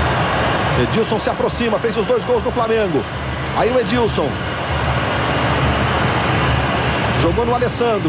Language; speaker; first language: Portuguese; native; Portuguese